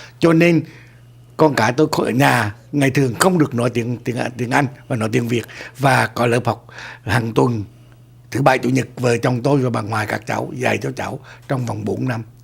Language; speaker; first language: Vietnamese; native; Vietnamese